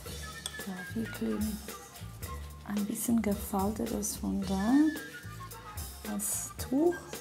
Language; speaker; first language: German; non-native, fluent; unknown